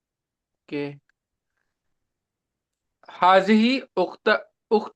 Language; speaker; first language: Arabic; non-native, learner; Urdu